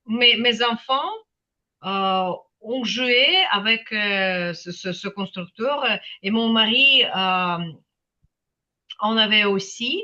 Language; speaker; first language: French; non-native, fluent; Ukrainian